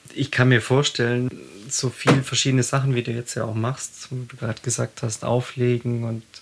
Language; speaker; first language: German; native; German